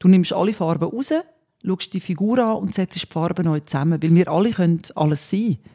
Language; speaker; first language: German; early bilingual, other home language; Swiss German